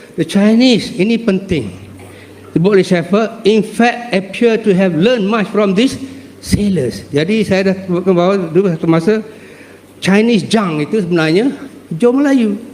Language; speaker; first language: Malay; native; Malay